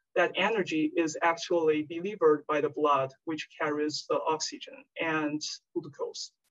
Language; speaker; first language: English; non-native, fluent; Chinese